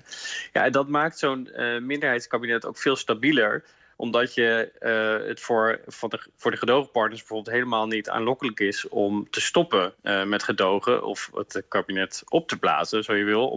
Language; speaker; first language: Dutch; native; Dutch